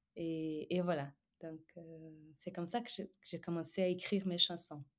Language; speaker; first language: French; non-native, fluent; Portuguese